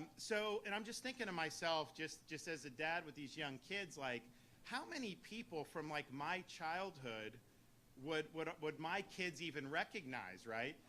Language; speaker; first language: English; native; English